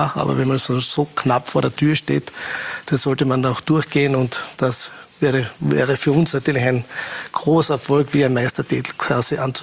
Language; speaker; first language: German; native; German